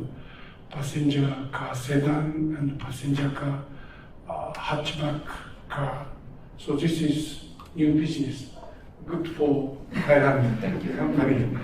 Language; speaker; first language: English; non-native, learner; Japanese